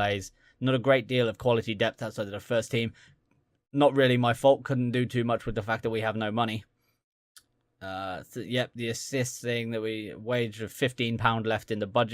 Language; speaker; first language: English; native; English